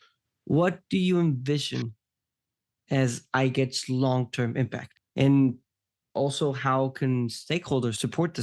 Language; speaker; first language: English; non-native, fluent; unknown